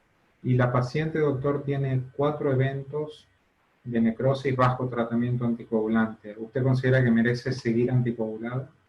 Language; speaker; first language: Spanish; native; Spanish